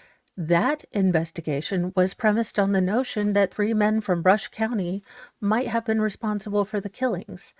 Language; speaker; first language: English; native; English